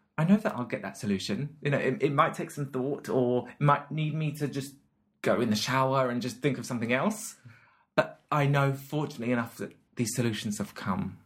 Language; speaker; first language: English; native; English